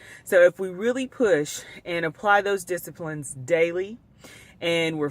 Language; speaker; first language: English; native; English